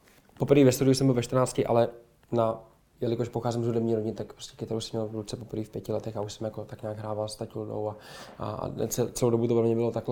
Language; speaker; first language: Czech; native; Czech